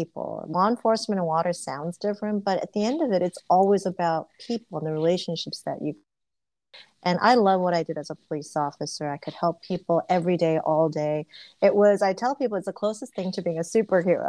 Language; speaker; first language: English; early bilingual, other home language; Korean